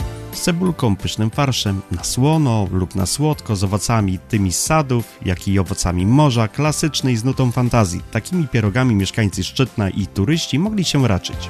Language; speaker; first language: Polish; native; Polish